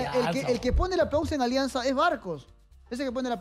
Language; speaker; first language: Spanish; native; Spanish